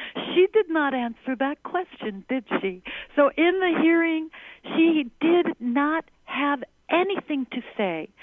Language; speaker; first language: English; early bilingual, other home language; Spanish